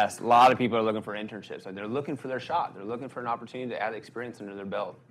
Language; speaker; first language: English; native; English